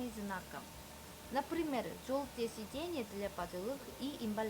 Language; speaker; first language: Russian; non-native, fluent; Korean